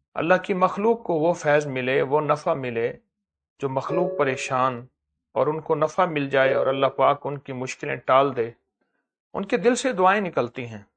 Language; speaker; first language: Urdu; native; Urdu